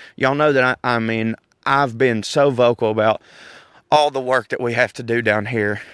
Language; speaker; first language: English; native; English